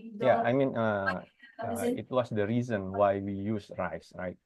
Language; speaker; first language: English; non-native, fluent; Indonesian